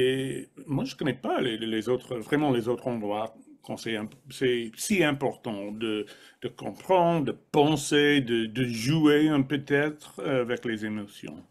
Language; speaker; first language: French; non-native, fluent; English